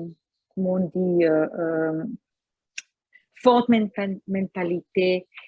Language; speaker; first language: French; non-native, fluent; Hebrew